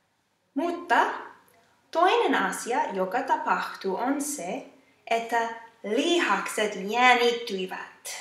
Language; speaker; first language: Finnish; non-native, fluent; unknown